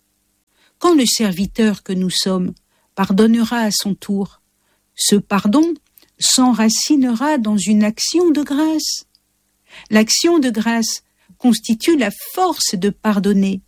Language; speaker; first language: French; native; French